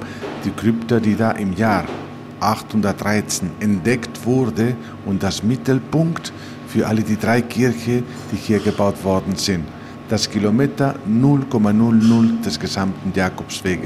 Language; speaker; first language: German; non-native, fluent; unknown